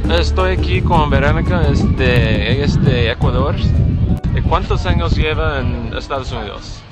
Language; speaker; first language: Spanish; non-native, learner; English